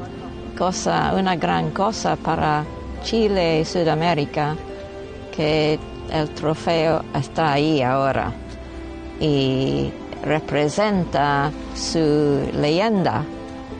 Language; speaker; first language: Spanish; non-native, learner; English